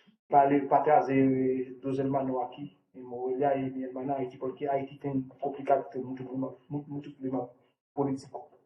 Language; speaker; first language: Spanish; non-native, learner; Haitian Creole